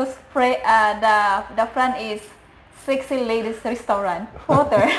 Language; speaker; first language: English; non-native, learner; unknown